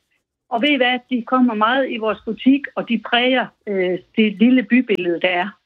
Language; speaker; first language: Danish; native; Danish